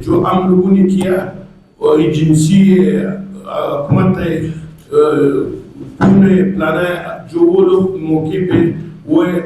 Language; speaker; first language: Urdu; non-native, local second language; Pashto